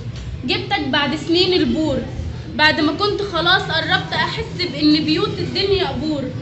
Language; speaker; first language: Arabic; native; Arabic